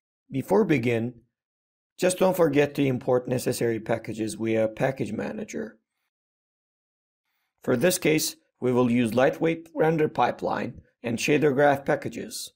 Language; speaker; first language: English; non-native, fluent; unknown